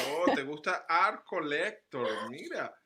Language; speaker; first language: Spanish; native; Spanish